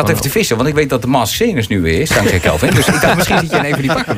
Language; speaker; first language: Dutch; native; Dutch